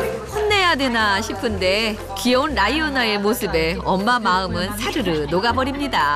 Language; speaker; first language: Korean; native; Korean